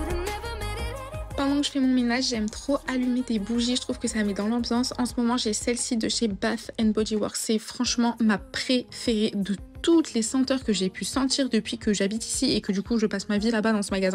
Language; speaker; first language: French; native; French